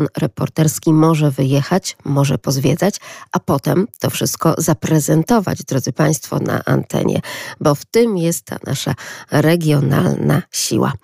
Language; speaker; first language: Polish; native; Polish